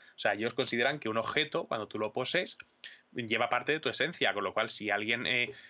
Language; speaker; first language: Spanish; native; Spanish